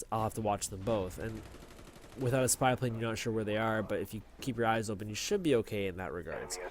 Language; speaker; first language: English; native; English